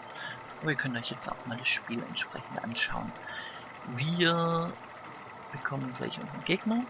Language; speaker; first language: German; native; German